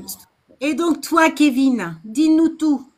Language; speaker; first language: French; native; French